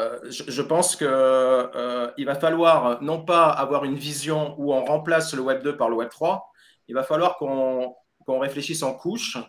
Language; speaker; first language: French; native; French